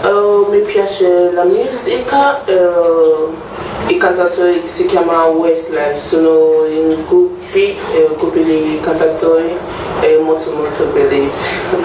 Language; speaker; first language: Italian; non-native, learner; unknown